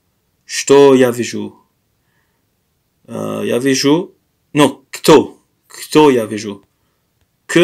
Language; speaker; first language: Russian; non-native, learner; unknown